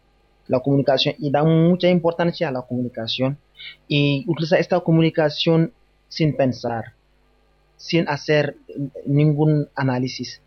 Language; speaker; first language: Spanish; non-native, fluent; Wolof